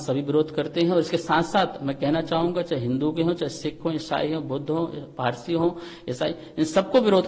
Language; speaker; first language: Hindi; native; Hindi